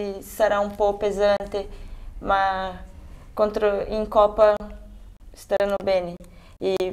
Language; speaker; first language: Italian; non-native, fluent; Portuguese